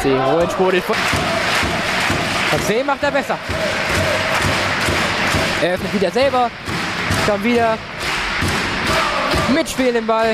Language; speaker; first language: German; native; German